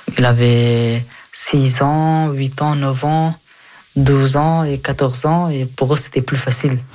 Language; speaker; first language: French; early bilingual, other home language; Persian